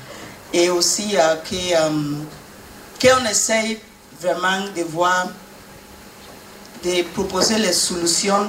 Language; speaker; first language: French; non-native, learner; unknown